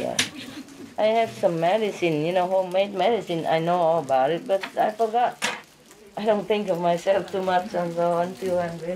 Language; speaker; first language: English; non-native, fluent; Vietnamese